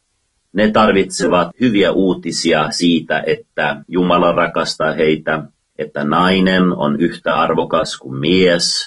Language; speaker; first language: Finnish; non-native, fluent; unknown